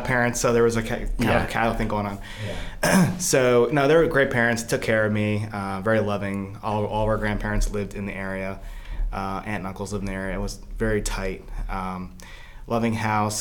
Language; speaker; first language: English; native; English